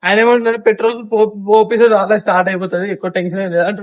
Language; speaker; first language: Telugu; native; Telugu